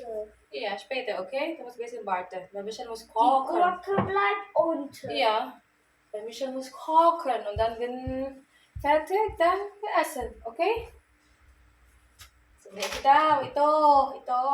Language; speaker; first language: German; non-native, learner; Filipino